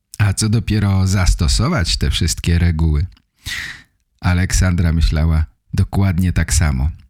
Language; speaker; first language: Polish; native; Polish